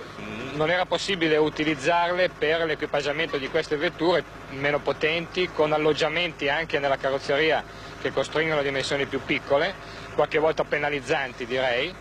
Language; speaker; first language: Italian; native; Italian